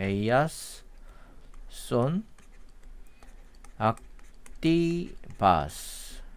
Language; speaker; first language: Spanish; non-native, fluent; Korean